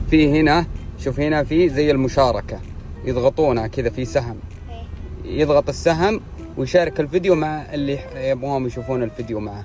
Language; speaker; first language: Arabic; native; Arabic